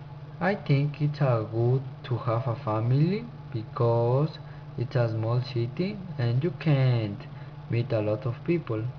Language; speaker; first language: English; non-native, learner; Spanish